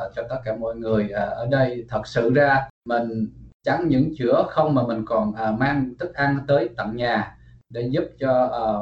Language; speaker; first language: Vietnamese; early bilingual, heritage; Vietnamese